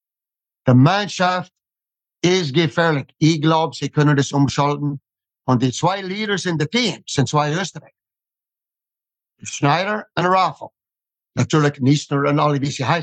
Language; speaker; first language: German; non-native, fluent; English